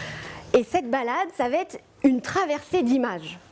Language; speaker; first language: French; native; French